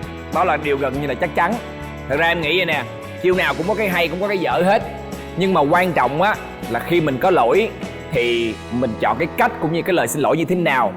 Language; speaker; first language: Vietnamese; native; Vietnamese